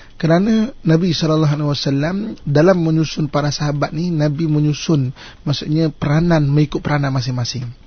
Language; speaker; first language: Malay; native; Malay